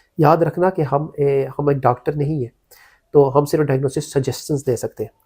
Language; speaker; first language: Urdu; early bilingual, heritage; Urdu